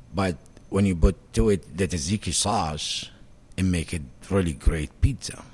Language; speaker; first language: English; non-native, fluent; Arabic